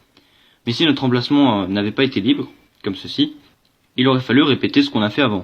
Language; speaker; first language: French; native; French